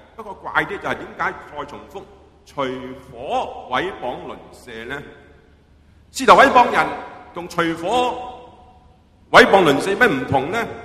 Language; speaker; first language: Chinese; non-native, local second language; Cantonese